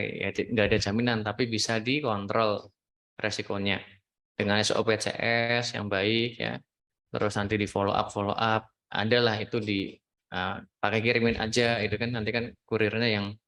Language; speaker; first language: Indonesian; native; Indonesian